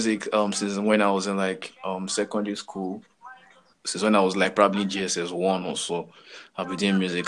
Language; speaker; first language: English; non-native, local second language; Yoruba